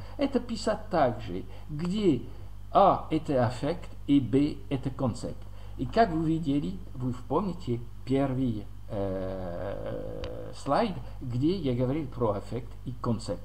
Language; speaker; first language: Russian; non-native, learner; French